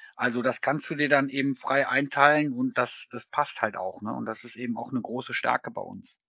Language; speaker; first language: German; native; German